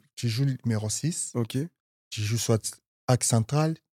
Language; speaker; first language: French; non-native, local second language; Lingala